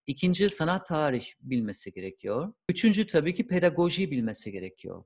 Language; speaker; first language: Turkish; non-native, fluent; German